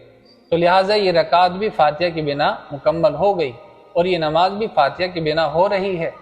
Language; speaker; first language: Urdu; native; Urdu